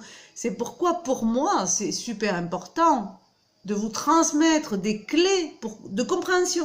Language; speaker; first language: French; native; French